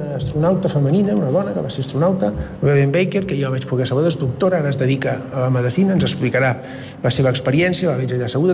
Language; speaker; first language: Catalan; native; Catalan